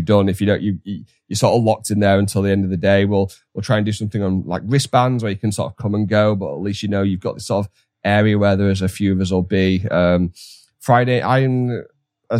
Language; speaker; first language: English; native; English